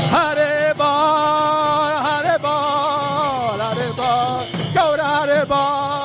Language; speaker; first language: English; non-native, fluent; Czech